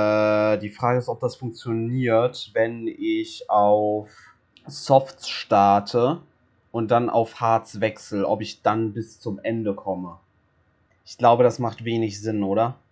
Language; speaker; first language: German; native; German